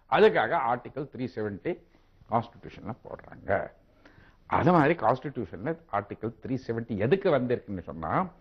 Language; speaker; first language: Tamil; non-native, local second language; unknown